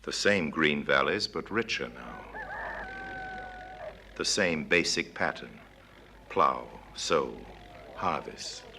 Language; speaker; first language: English; native; English